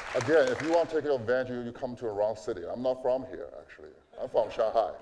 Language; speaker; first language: English; non-native, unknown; Chinese